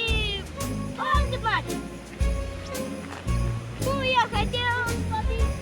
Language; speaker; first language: Russian; non-native, local second language; Kazakh